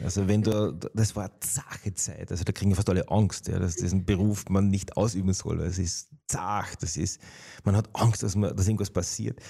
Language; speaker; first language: German; native; German